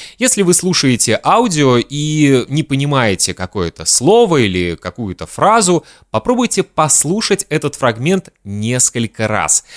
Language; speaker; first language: Russian; native; Russian